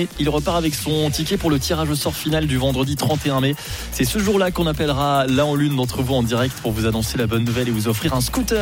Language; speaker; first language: French; native; French